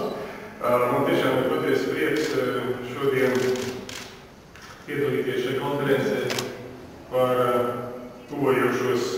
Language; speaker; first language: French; non-native, learner; Latvian